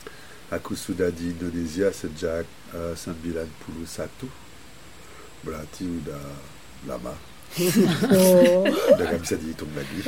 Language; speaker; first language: Indonesian; non-native, fluent; French